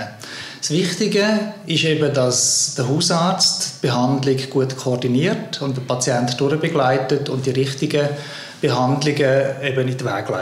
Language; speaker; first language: German; native; German